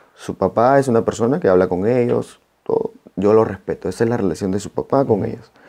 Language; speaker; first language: Spanish; native; Spanish